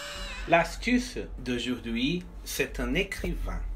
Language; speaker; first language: French; non-native, fluent; Portuguese